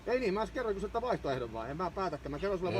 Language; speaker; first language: Finnish; native; Finnish